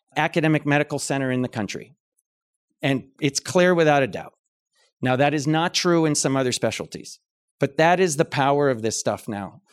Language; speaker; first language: English; native; English